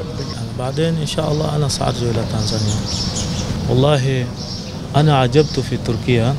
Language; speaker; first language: Arabic; non-native, fluent; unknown